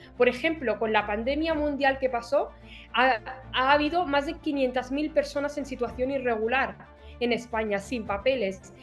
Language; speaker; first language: Spanish; early bilingual, other home language; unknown